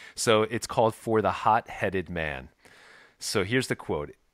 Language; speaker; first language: English; native; English